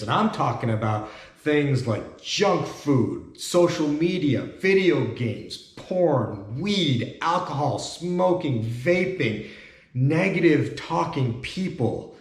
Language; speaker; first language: English; native; English